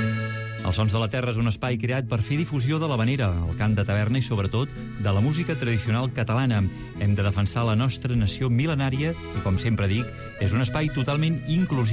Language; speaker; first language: Catalan; native; Catalan